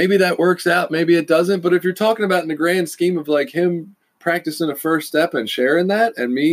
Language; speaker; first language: English; native; English